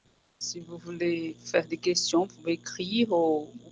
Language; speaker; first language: French; non-native, fluent; Portuguese